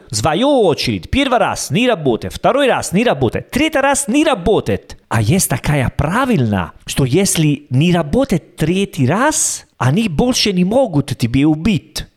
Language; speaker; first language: Russian; non-native, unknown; Italian